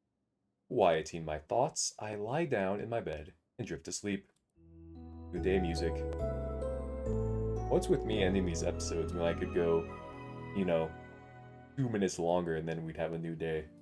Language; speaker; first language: English; native; English